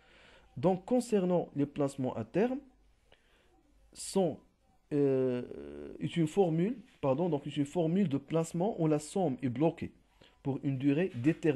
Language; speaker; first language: French; non-native, local second language; Arabic